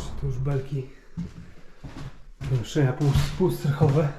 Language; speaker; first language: Polish; native; Polish